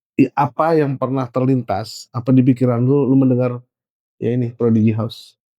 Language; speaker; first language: Indonesian; native; Indonesian